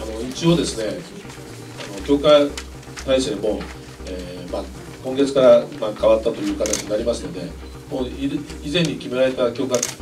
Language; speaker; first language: Japanese; native; Japanese